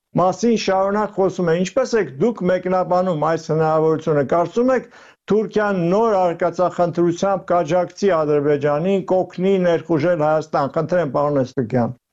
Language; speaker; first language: Armenian; native; Armenian